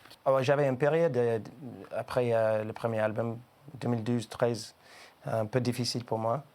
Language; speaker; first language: French; non-native, learner; English